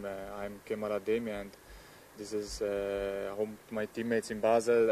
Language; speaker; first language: English; non-native, learner; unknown